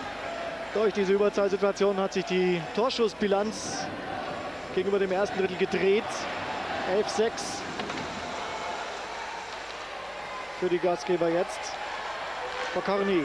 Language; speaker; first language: German; native; German